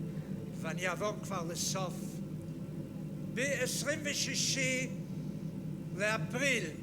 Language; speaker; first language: Hebrew; non-native, fluent; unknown